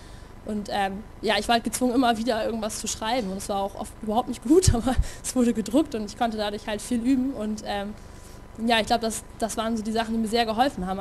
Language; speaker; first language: German; native; German